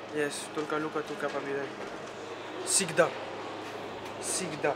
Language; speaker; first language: Russian; non-native, learner; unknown